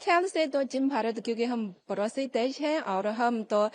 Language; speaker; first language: Hindi; non-native, fluent; Chinese